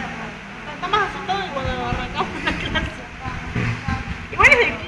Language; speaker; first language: Spanish; native; Spanish